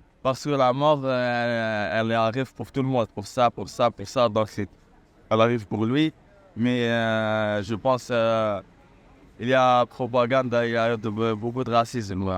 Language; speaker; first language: French; non-native, local second language; Arabic